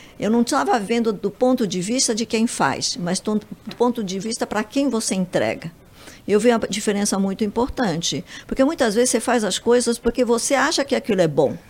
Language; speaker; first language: Portuguese; early bilingual, other home language; Japanese